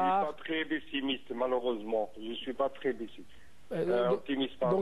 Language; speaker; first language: French; non-native, fluent; Arabic